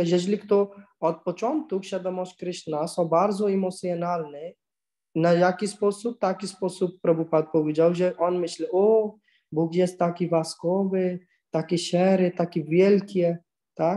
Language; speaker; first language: Polish; non-native, learner; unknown